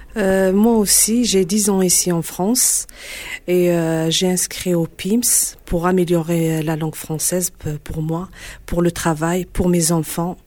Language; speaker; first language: French; non-native, learner; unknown